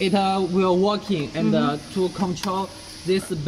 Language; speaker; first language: English; non-native, learner; Chinese